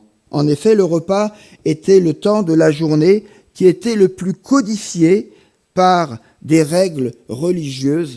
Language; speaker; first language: French; native; French